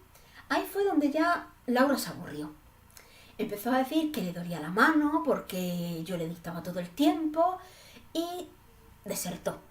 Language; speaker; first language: Spanish; native; Spanish